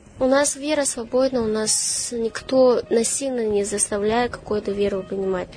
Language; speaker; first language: Russian; non-native, fluent; Chinese